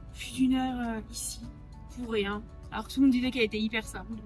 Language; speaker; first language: French; native; French